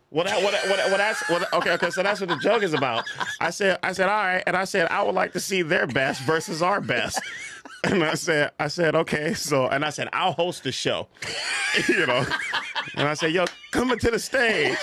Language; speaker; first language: English; native; English